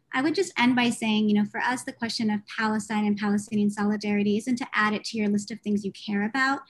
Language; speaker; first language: English; native; English